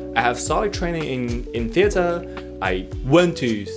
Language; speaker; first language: English; non-native, fluent; Chinese